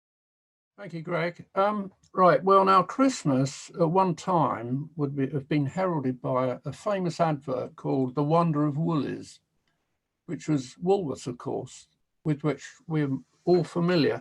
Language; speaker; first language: English; native; English